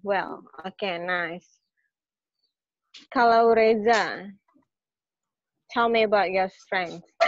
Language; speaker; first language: English; non-native, fluent; Indonesian